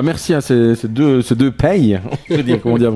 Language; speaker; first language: French; native; French